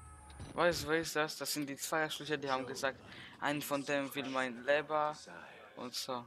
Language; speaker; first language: German; early bilingual, other home language; Polish